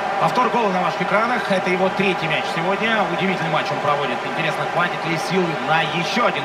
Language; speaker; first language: Russian; native; Russian